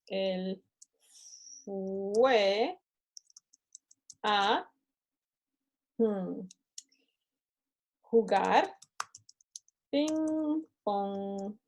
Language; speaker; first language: Spanish; non-native, fluent; English